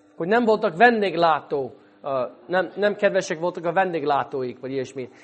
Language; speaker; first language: Hungarian; non-native, fluent; English